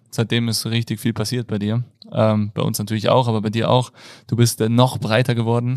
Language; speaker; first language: German; native; German